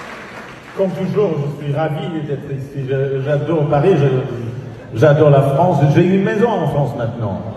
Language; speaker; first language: French; non-native, fluent; English